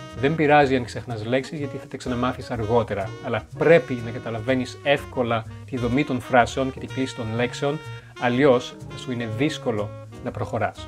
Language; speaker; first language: Greek; non-native, fluent; French